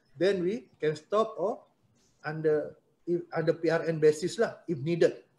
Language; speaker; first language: English; non-native, local second language; Malay